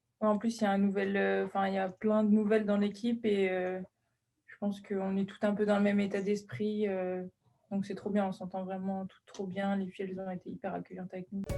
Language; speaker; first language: French; non-native, local second language; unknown